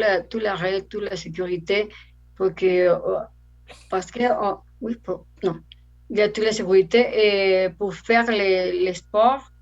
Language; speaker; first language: French; non-native, learner; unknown